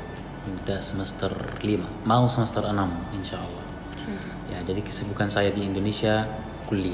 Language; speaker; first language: Indonesian; non-native, fluent; Arabic